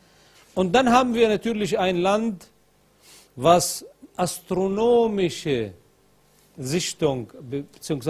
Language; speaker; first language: German; non-native, fluent; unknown